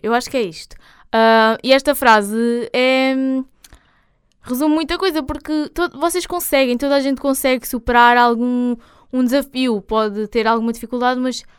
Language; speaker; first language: Portuguese; native; Portuguese